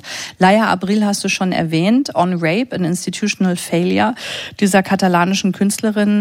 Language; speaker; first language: German; native; German